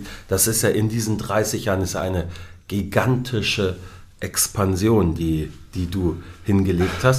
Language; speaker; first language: German; native; German